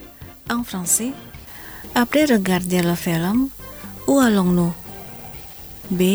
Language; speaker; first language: French; non-native, fluent; Indonesian